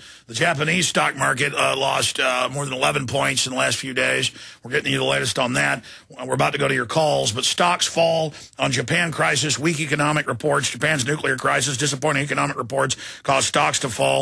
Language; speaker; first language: English; native; English